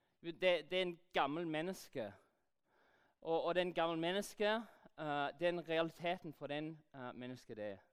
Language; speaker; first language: Norwegian; non-native, fluent; English